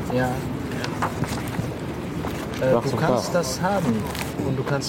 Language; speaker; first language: German; non-native, learner; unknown